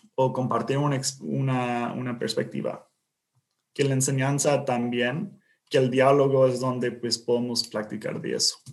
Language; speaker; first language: Spanish; non-native, fluent; English